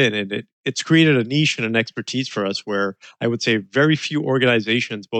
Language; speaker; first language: English; native; English